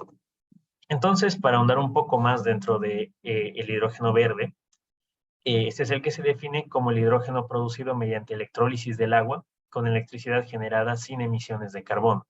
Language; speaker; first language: Spanish; native; Spanish